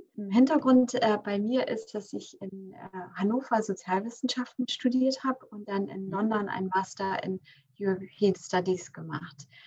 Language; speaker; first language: German; early bilingual, other home language; English